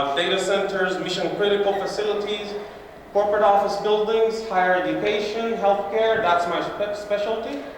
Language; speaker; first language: English; non-native, local second language; Arabic